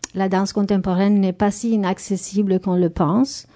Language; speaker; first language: French; non-native, fluent; Spanish